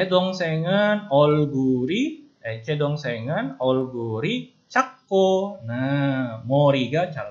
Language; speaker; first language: Korean; non-native, fluent; Indonesian